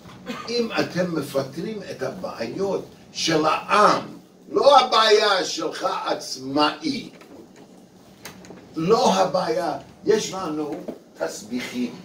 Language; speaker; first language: Hebrew; non-native, fluent; English